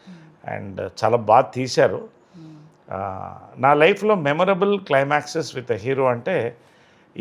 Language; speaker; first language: Telugu; native; Telugu